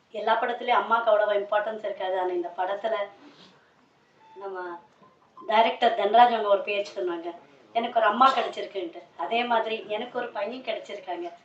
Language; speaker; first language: Tamil; native; Tamil